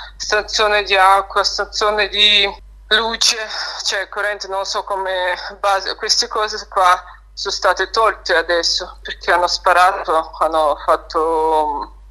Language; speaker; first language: Italian; non-native, learner; Ukrainian